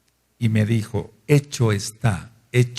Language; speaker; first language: Spanish; native; Spanish